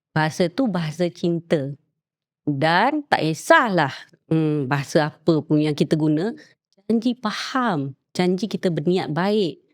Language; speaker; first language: Malay; native; Malay